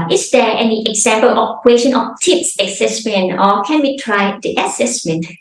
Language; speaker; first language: English; non-native, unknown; Thai